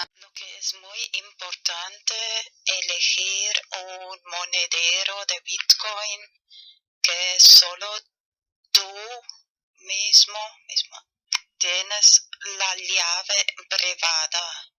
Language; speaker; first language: Spanish; non-native, learner; German